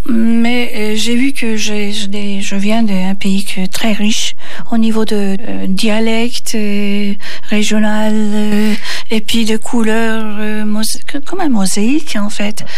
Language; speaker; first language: French; non-native, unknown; Turkish